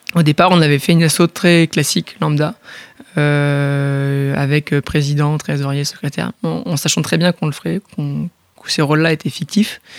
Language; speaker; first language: French; native; French